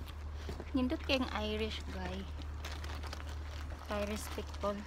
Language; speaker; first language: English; non-native, local second language; Cebuano